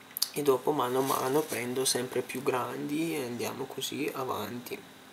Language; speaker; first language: Italian; non-native, fluent; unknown